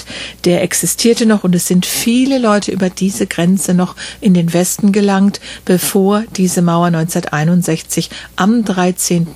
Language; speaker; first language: German; native; German